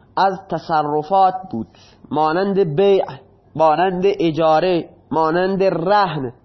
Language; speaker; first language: Persian; non-native, local second language; Baluchi